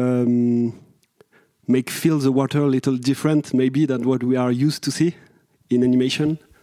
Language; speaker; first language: English; non-native, fluent; French